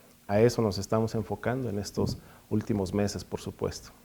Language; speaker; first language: Spanish; native; Spanish